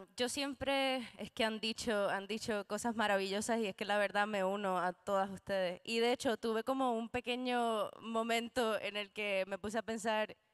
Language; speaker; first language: Spanish; native; Spanish